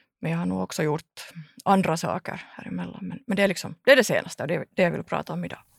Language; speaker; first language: Swedish; native; Swedish